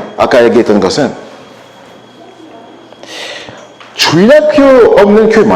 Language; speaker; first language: Korean; non-native, learner; French